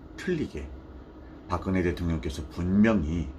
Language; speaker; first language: Korean; native; Korean